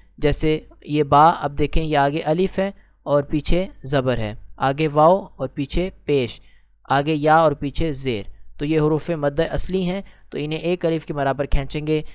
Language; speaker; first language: Urdu; native; Urdu